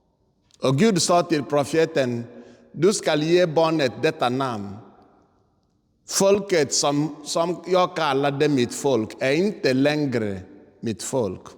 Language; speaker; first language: Swedish; non-native, fluent; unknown